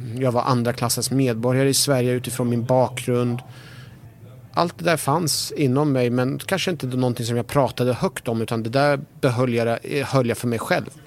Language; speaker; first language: Swedish; early bilingual, other home language; Persian